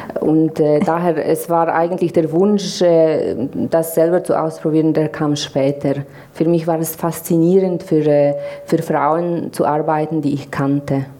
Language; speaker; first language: German; non-native, fluent; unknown